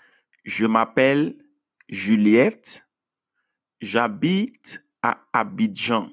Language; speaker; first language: French; non-native, fluent; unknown